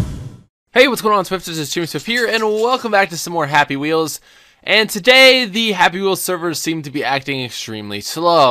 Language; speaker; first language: English; native; English